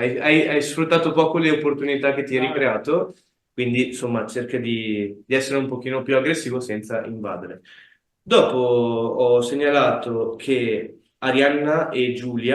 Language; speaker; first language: Italian; native; Italian